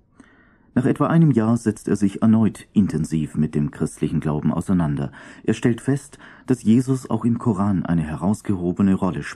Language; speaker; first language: German; native; German